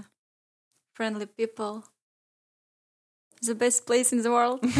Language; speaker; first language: English; non-native, learner; Ingush